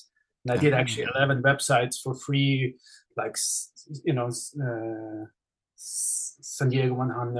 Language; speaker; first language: English; non-native, fluent; Swiss German